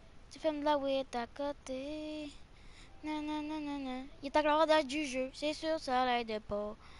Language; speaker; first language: French; native; French